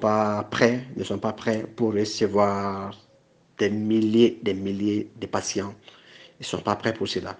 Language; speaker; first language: French; non-native, local second language; Bambara